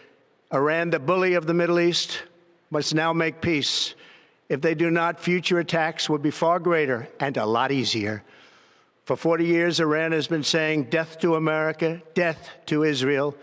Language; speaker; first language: English; native; English